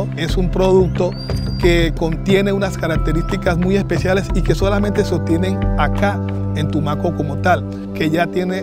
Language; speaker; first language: Spanish; native; Spanish